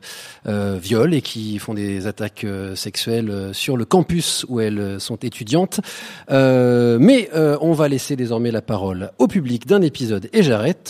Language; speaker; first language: French; native; French